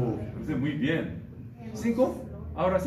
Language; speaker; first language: Spanish; non-native, learner; Korean